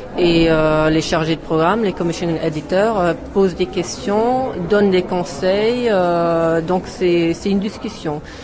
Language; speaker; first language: French; non-native, fluent; German